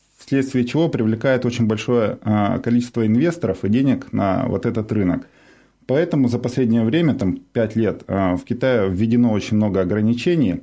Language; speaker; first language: Russian; native; Russian